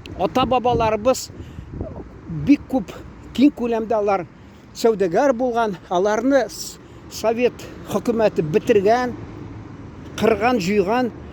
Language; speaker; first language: Tatar; native; Tatar